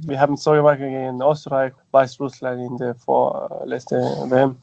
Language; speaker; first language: German; non-native, learner; Spanish